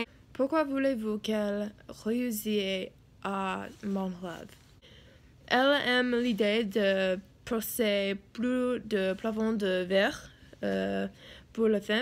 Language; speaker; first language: French; non-native, learner; English